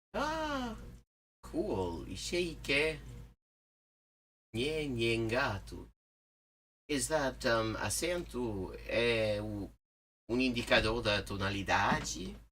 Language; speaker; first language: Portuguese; non-native, learner; English